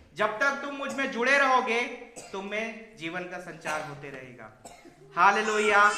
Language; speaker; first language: Hindi; native; Hindi